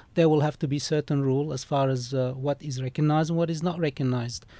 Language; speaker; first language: English; early bilingual, other home language; Arabic